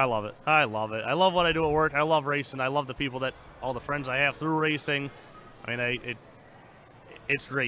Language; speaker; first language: English; native; English